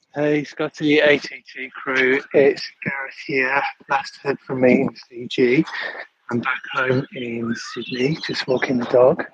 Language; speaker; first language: English; native; English